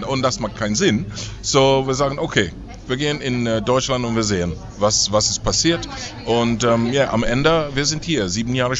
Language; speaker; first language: German; non-native, learner; English